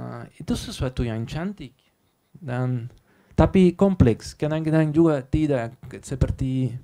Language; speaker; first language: Indonesian; non-native, learner; Dutch